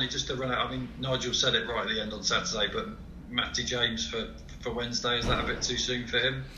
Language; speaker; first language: English; native; English